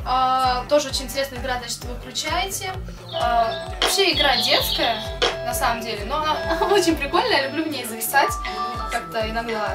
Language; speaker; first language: Russian; native; Russian